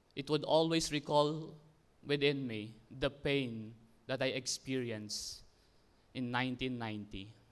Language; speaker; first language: English; non-native, local second language; Filipino